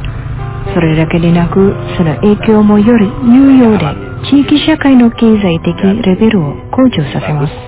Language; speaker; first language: Japanese; non-native, fluent; Indonesian